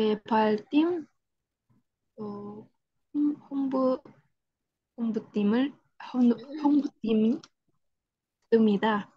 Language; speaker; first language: Korean; non-native, learner; Indonesian